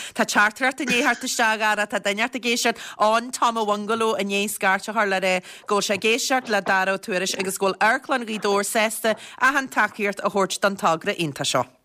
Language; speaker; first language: Irish; native; Irish